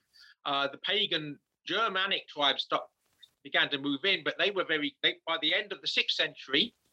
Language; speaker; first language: English; native; English